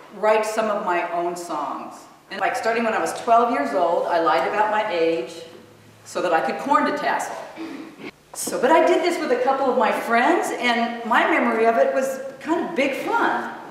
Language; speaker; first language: English; native; English